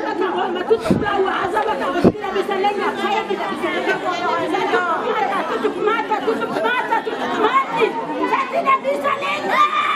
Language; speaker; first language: Indonesian; non-native, local second language; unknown